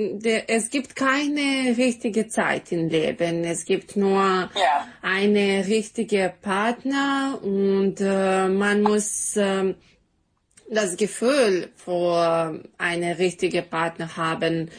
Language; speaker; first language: German; non-native, learner; Serbian